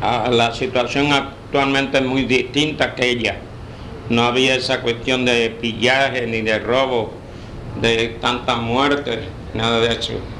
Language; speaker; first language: Spanish; native; Spanish